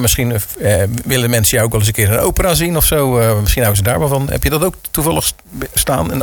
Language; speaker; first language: Dutch; native; Dutch